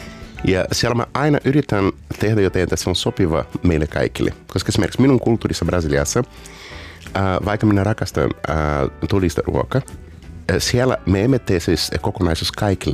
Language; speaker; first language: Finnish; non-native, learner; Portuguese